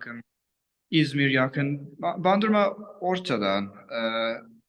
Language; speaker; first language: Turkish; non-native, learner; English